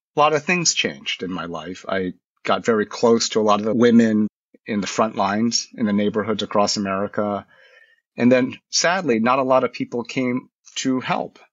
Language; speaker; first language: English; early bilingual, other home language; Korean